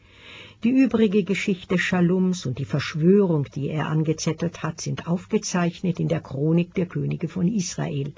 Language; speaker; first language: German; native; German